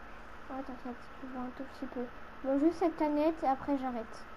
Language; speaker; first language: French; native; French